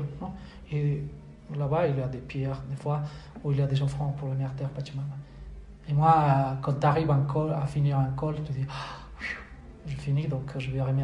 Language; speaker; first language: French; non-native, fluent; Spanish